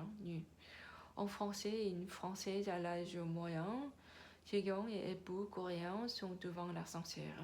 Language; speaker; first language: French; non-native, learner; Korean